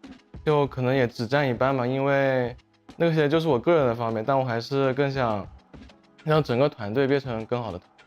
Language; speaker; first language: Chinese; native; Chinese